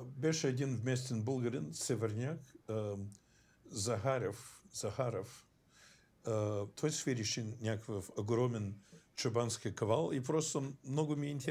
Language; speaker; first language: Bulgarian; non-native, fluent; English